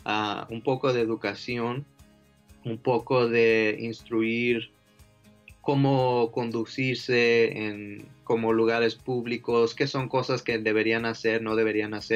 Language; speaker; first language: Spanish; early bilingual, heritage; Spanish